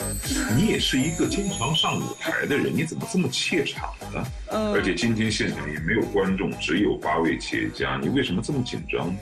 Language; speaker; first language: Chinese; native; Chinese